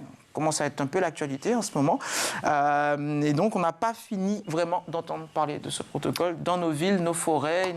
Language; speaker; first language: French; native; French